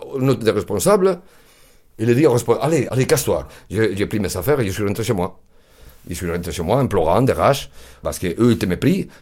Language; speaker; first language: French; non-native, fluent; Spanish